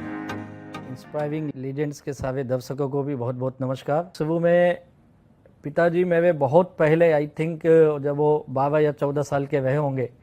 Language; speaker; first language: Hindi; native; Hindi